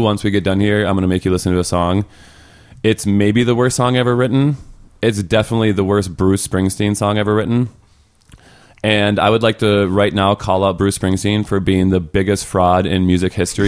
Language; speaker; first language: English; native; English